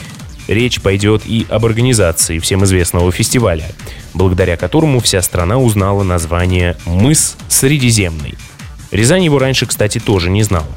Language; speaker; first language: Russian; native; Russian